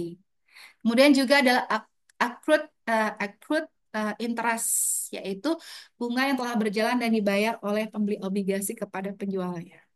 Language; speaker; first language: Indonesian; native; Indonesian